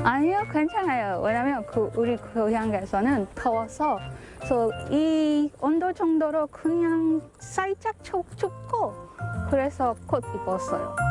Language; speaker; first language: Korean; non-native, learner; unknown